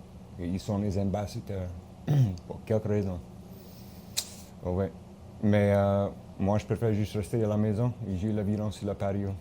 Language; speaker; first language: French; non-native, local second language; English